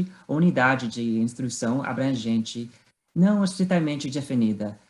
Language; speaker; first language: Portuguese; non-native, fluent; English